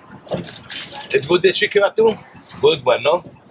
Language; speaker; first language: English; non-native, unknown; Spanish